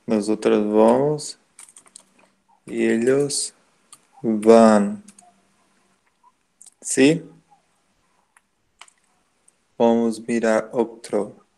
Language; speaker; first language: Spanish; non-native, learner; Portuguese